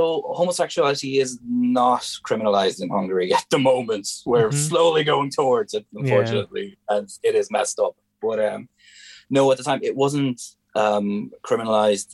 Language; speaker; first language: English; non-native, fluent; Hungarian